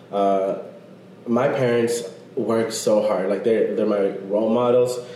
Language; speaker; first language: English; early bilingual, other home language; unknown